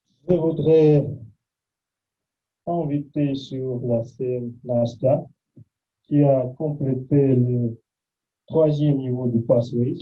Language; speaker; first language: French; non-native, fluent; Russian